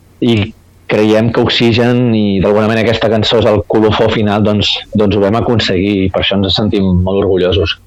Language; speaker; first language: Catalan; native; Catalan